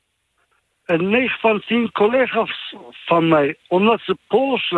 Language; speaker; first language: Dutch; non-native, fluent; Turkish